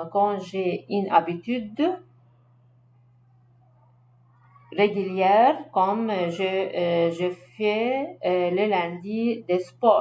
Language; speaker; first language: French; non-native, learner; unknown